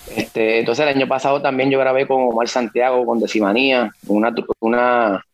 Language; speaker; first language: Spanish; native; Spanish